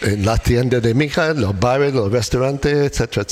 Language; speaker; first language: Spanish; non-native, learner; English